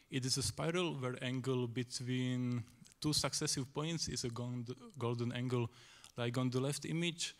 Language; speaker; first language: English; non-native, fluent; Slovak